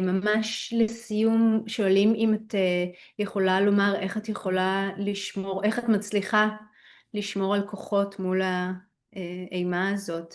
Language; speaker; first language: Hebrew; native; Hebrew